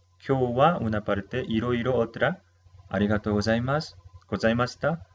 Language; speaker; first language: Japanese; non-native, learner; Spanish